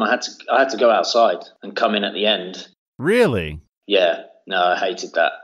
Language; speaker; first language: English; native; English